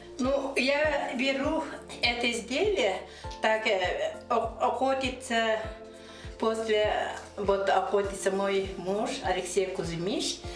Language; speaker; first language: Russian; non-native, local second language; Yakut